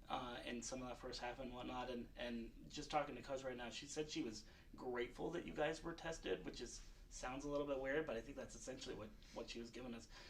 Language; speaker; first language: English; native; English